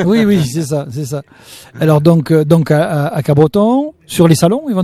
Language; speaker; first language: French; native; French